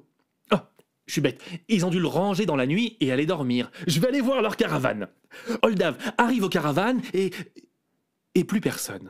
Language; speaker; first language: French; native; French